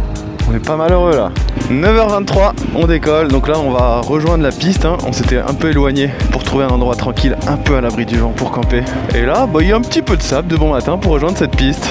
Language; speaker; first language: French; native; French